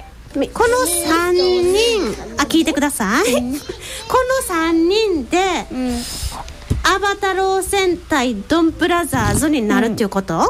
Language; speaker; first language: Japanese; native; Japanese